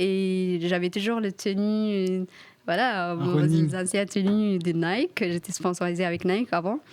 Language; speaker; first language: French; non-native, fluent; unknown